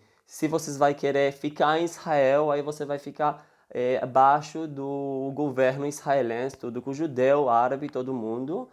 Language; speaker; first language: Portuguese; early bilingual, heritage; Hebrew